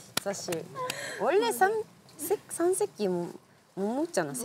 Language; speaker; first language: Korean; non-native, learner; Japanese